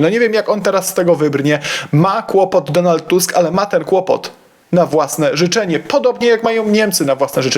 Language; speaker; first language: Polish; native; Polish